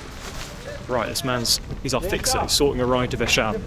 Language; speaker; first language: English; native; English